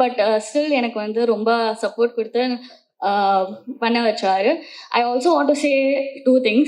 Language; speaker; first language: Tamil; non-native, learner; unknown